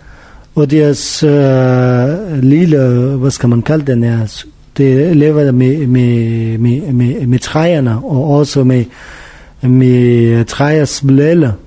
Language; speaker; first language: Danish; non-native, learner; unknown